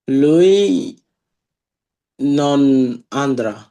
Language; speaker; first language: Italian; non-native, learner; Bangla